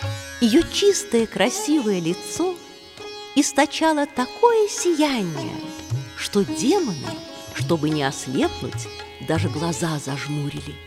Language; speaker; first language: Russian; native; Russian